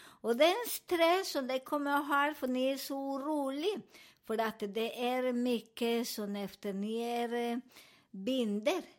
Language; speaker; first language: Swedish; non-native, learner; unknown